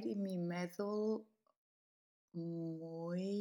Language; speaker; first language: Welsh; non-native, learner; English